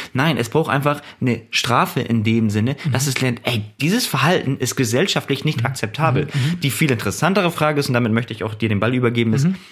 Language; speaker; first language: German; early bilingual, other home language; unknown